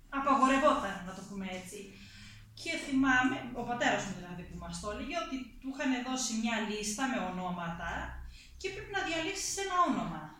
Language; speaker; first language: Greek; early bilingual, heritage; Greek